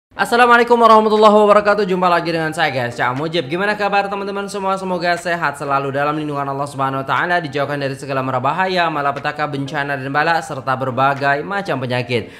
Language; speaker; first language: Indonesian; native; Indonesian